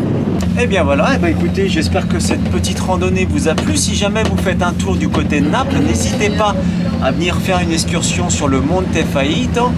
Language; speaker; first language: French; native; French